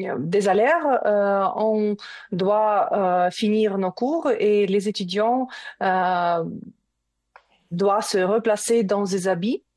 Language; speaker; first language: French; non-native, learner; Ukrainian